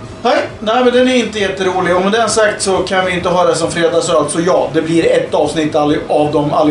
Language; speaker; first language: Swedish; native; Swedish